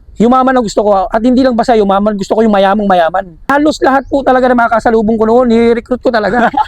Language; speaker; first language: Filipino; native; Filipino